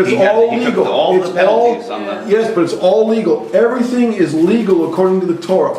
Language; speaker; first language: English; native; English